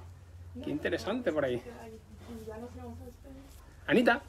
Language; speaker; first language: Spanish; native; Spanish